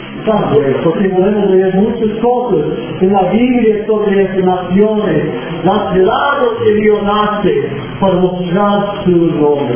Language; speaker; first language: Spanish; non-native, fluent; English